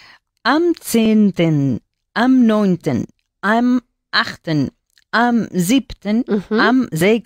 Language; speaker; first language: German; non-native, learner; Spanish